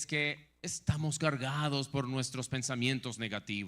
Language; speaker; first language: Spanish; native; Spanish